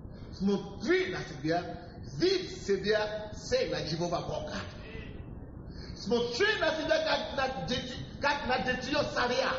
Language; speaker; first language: Russian; non-native, fluent; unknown